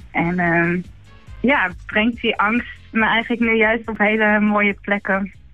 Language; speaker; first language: Dutch; native; Dutch